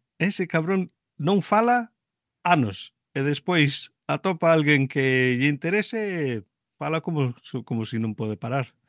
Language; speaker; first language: Galician; early bilingual, heritage; Galician